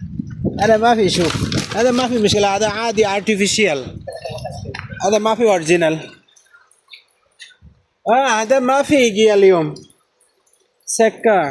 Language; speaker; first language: Arabic; non-native, learner; Bangla